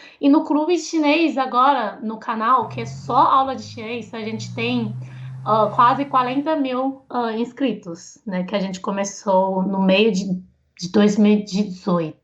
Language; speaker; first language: Portuguese; non-native, fluent; Chinese